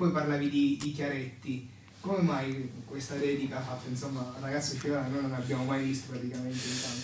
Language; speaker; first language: Italian; native; Italian